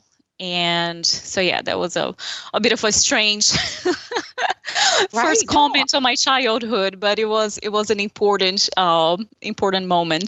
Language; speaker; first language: English; non-native, fluent; Portuguese